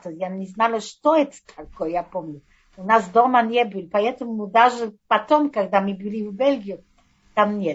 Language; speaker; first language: Russian; non-native, fluent; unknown